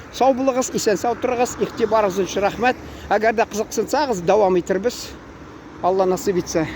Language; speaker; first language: Tatar; early bilingual, heritage; Tatar